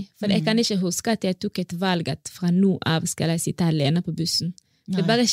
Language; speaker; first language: Norwegian; non-native, fluent; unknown